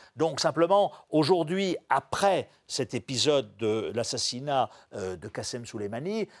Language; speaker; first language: French; native; French